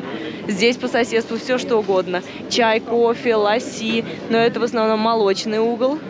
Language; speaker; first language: Russian; native; Russian